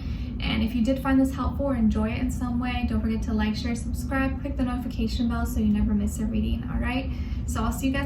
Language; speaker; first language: English; native; English